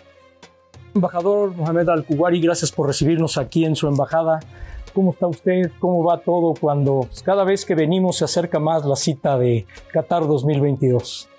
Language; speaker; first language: Spanish; native; Spanish